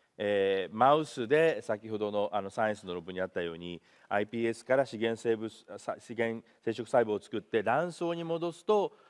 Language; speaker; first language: Japanese; native; Japanese